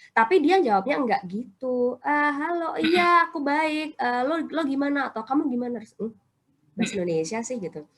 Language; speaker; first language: Indonesian; non-native, local second language; Javanese